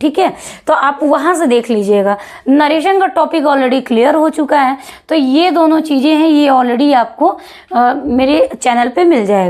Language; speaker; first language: Hindi; native; Hindi